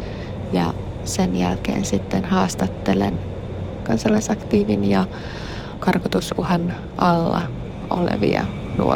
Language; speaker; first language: Finnish; native; Finnish